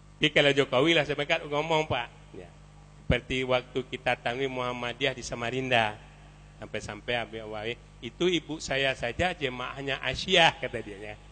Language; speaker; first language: Indonesian; non-native, local second language; Minangkabau